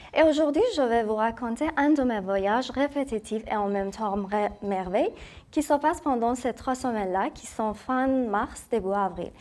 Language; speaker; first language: French; non-native, fluent; Persian